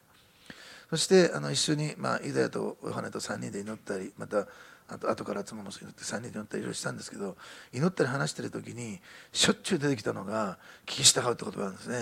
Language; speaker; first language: Japanese; native; Japanese